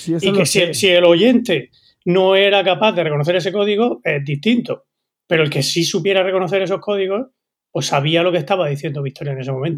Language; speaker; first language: Spanish; native; Spanish